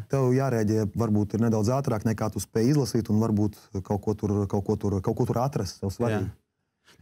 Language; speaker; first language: Latvian; non-native, local second language; Russian